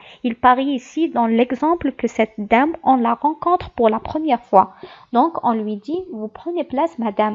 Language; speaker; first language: French; non-native, local second language; Arabic